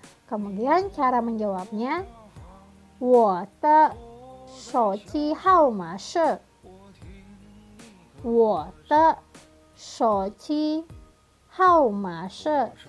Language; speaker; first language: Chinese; non-native, fluent; Indonesian